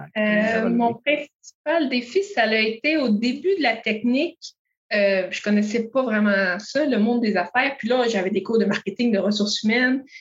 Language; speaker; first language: French; native; French